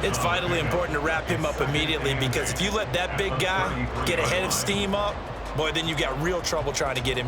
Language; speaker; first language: English; native; English